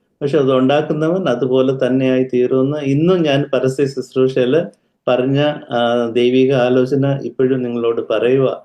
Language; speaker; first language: Malayalam; early bilingual, heritage; Malayalam